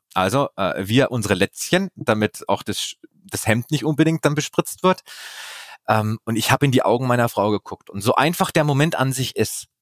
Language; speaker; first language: German; native; German